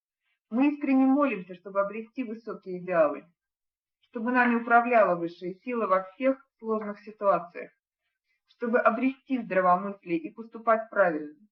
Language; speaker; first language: Russian; native; Russian